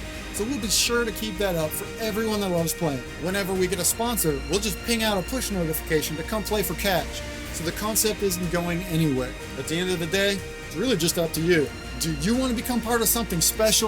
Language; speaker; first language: English; native; English